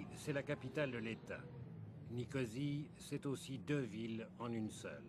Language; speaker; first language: French; native; French